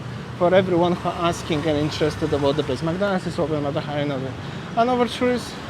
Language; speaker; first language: English; non-native, fluent; Polish